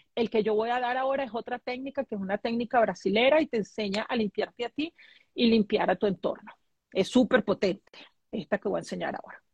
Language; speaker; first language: Spanish; native; Spanish